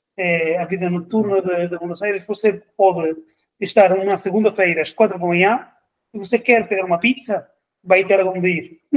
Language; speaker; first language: Portuguese; non-native, fluent; Spanish